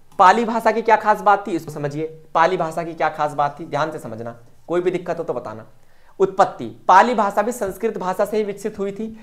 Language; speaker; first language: Hindi; native; Hindi